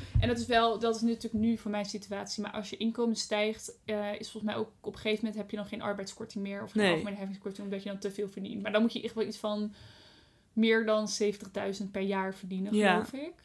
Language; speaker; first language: Dutch; native; Dutch